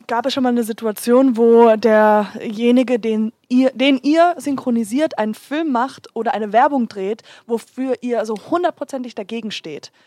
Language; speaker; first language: German; native; German